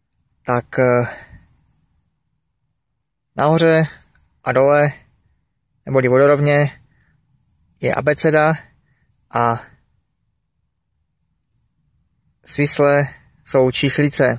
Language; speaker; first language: Czech; native; Czech